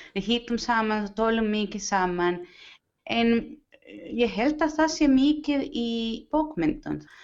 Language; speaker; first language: Icelandic; non-native, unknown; Spanish